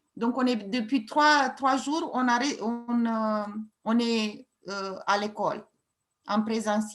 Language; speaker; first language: French; non-native, fluent; Romanian